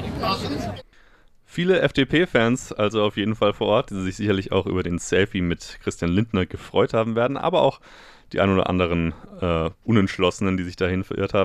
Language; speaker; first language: German; native; German